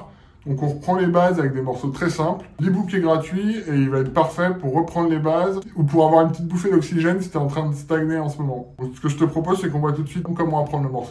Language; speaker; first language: French; native; French